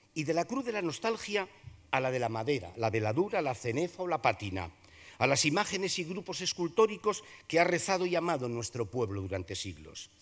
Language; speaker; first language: Spanish; native; Spanish